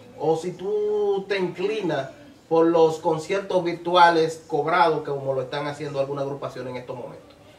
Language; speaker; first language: Spanish; native; Spanish